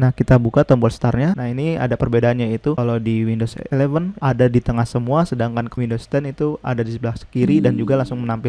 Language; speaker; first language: Indonesian; native; Indonesian